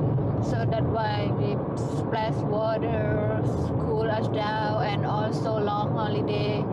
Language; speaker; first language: English; non-native, fluent; Thai